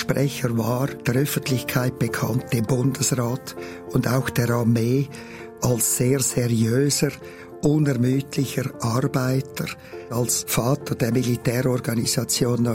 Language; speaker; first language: German; native; German